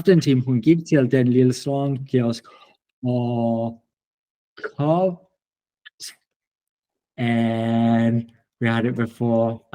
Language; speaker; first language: Danish; non-native, learner; English